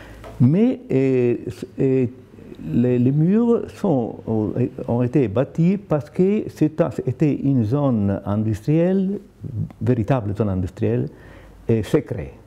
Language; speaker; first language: French; non-native, fluent; Italian